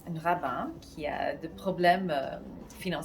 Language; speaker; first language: French; non-native, fluent; English